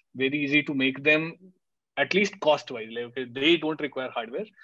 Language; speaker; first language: English; non-native, local second language; Hindi